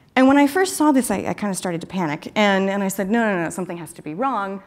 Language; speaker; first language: English; native; English